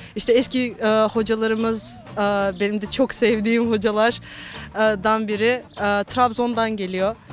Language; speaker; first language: Turkish; non-native, fluent; Bosnian